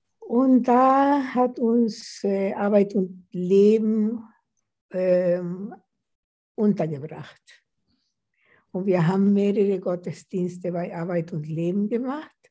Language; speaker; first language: German; non-native, fluent; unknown